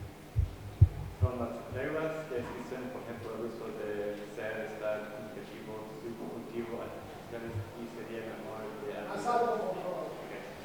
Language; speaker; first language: Spanish; non-native, fluent; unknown